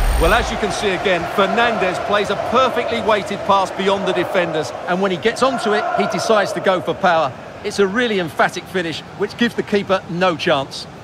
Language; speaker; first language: English; native; English